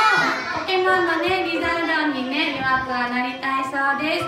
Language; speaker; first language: Japanese; native; Japanese